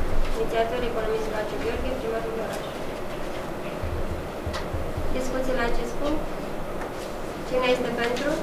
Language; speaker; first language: Romanian; native; Romanian